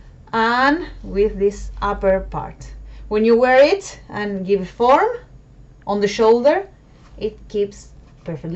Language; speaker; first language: English; non-native, fluent; Spanish